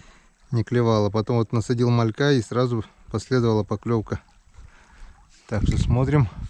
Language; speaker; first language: Russian; native; Russian